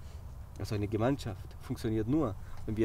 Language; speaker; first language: German; native; German